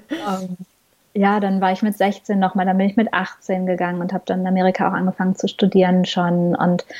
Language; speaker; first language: German; native; German